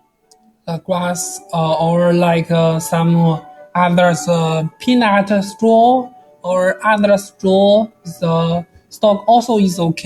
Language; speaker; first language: English; non-native, learner; Chinese